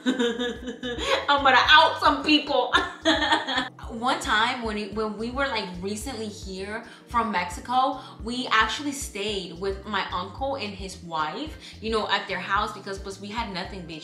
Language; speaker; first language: English; early bilingual, other home language; Spanish